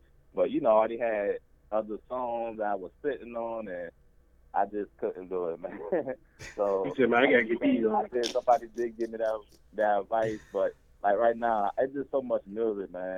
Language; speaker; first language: English; native; English